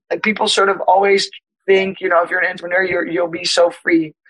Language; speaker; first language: English; non-native, fluent; Dutch